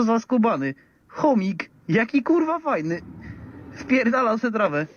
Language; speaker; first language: Polish; native; Polish